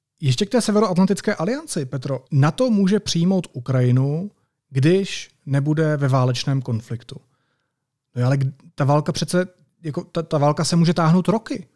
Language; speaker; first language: Czech; native; Czech